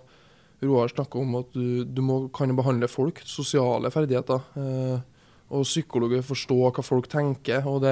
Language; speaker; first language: Norwegian; native; Norwegian